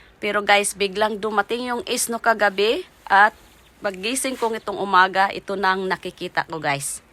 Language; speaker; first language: Filipino; native; Filipino